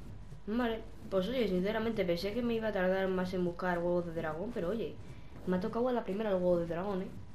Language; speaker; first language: Spanish; native; Spanish